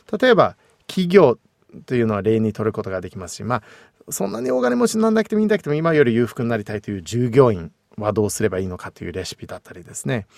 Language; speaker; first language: Japanese; non-native, fluent; English